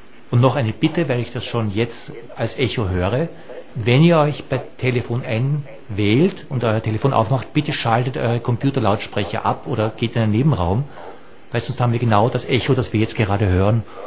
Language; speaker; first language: German; native; German